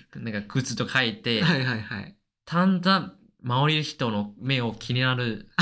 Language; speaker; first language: Japanese; non-native, learner; Chinese